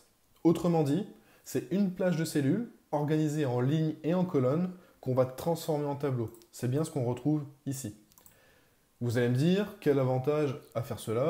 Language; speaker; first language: French; native; French